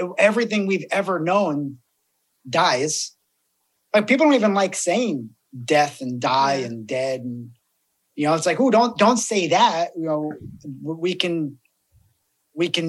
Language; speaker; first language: English; native; English